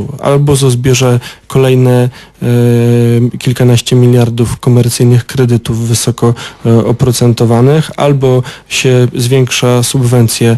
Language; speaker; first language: Polish; native; Polish